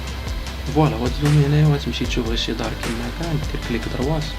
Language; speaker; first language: Arabic; native; Arabic